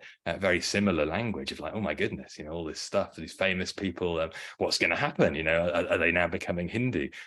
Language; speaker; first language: English; native; English